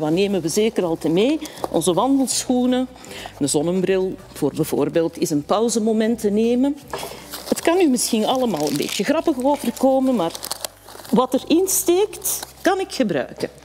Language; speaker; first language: Dutch; native; Dutch